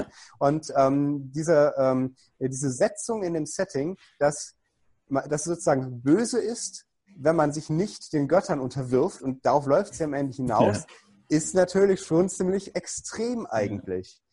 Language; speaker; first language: German; native; German